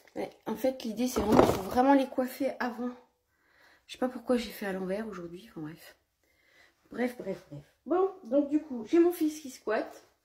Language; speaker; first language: French; early bilingual, other home language; Portuguese